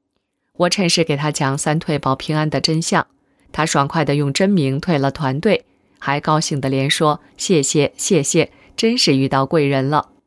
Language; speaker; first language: Chinese; native; Chinese